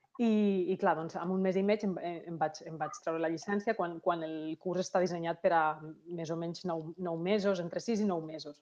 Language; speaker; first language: Catalan; native; Catalan